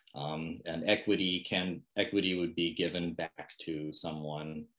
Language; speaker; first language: English; native; English